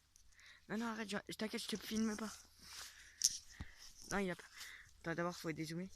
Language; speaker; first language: French; native; French